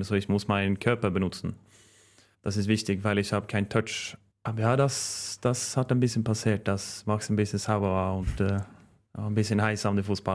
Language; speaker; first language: German; non-native, fluent; Norwegian